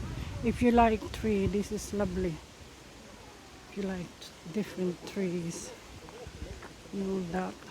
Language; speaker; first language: English; non-native, fluent; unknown